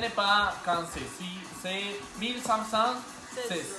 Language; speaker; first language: French; non-native, learner; Spanish